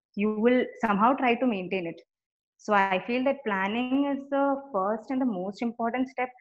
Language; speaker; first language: English; non-native, local second language; Malayalam